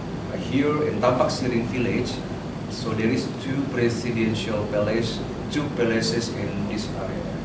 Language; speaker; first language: English; non-native, learner; Indonesian